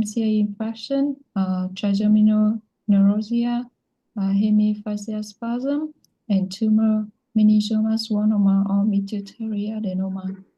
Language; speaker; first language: English; non-native, learner; Vietnamese